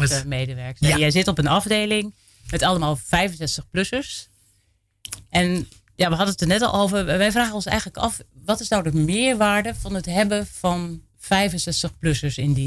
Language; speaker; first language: Dutch; native; Dutch